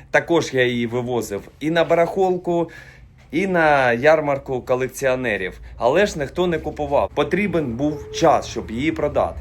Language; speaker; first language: Ukrainian; non-native, local second language; Russian